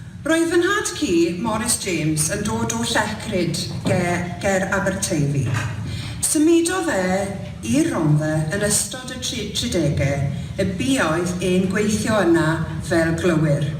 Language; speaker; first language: Welsh; non-native, local second language; English